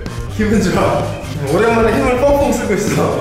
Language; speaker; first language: Korean; native; Korean